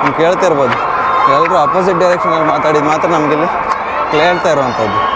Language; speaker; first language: Kannada; non-native, local second language; Tulu